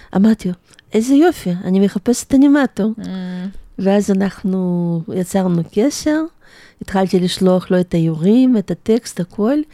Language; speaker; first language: Hebrew; non-native, fluent; Russian